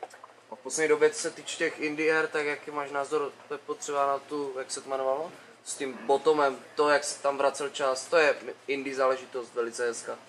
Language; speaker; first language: Czech; native; Czech